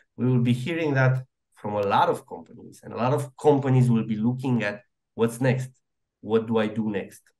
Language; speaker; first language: English; non-native, fluent; Romanian